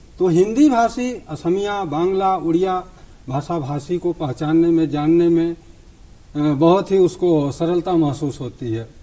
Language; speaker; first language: Hindi; native; Hindi